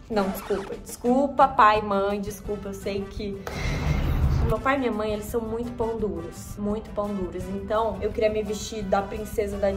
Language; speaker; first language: Portuguese; native; Portuguese